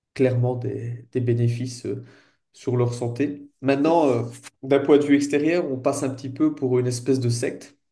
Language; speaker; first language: French; native; French